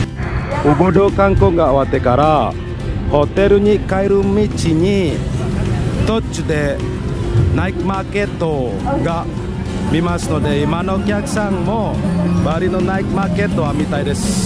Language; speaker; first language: Japanese; non-native, learner; Indonesian